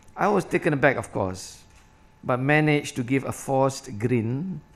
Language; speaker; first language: English; non-native, local second language; Malay